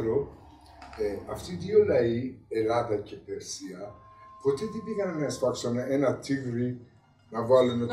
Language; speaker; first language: Greek; non-native, learner; Persian